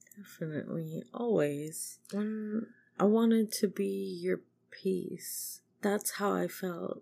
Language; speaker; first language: English; native; English